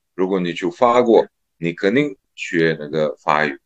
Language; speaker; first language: Chinese; non-native, learner; Serbian